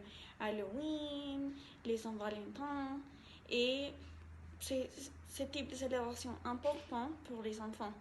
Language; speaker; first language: French; non-native, learner; Spanish